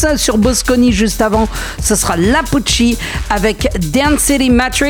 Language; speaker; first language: French; native; French